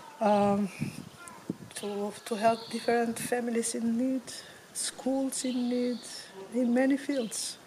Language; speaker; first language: English; non-native, fluent; Albanian